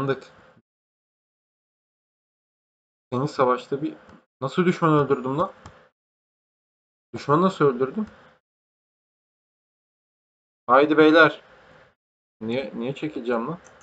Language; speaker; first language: Turkish; native; Turkish